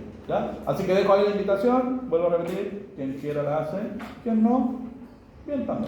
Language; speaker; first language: Spanish; native; Spanish